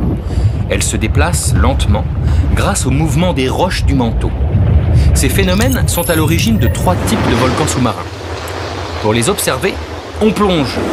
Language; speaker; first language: French; native; French